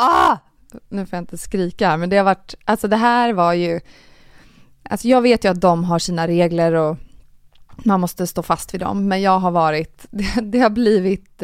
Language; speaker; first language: Swedish; native; Swedish